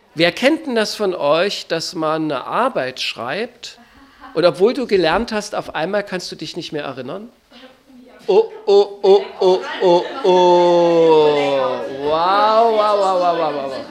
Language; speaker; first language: German; native; German